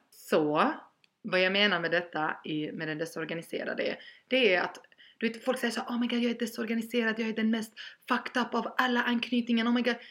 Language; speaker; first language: Swedish; early bilingual, other home language; Albanian